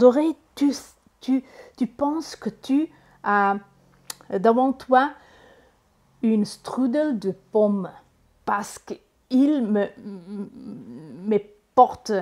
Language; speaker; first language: French; non-native, learner; Italian